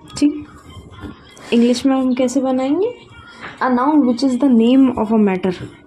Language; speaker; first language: Hindi; native; Hindi